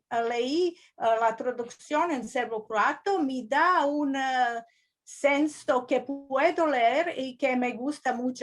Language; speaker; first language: Spanish; non-native, learner; Croatian